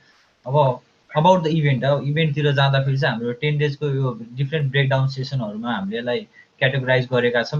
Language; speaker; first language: Nepali; native; Nepali